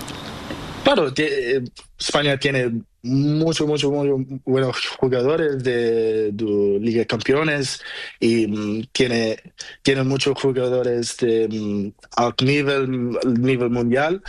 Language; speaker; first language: Spanish; non-native, learner; Portuguese